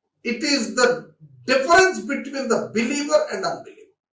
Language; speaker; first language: English; non-native, local second language; Telugu